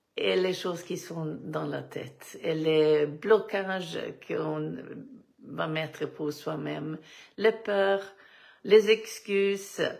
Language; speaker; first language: French; non-native, fluent; Swedish